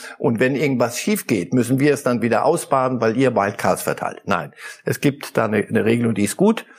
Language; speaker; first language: German; early bilingual, other home language; Polish